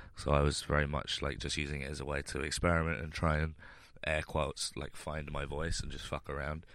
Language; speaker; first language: English; native; English